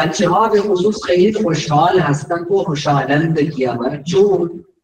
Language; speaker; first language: Persian; non-native, fluent; Urdu